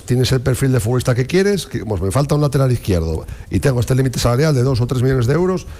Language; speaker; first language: Spanish; native; Spanish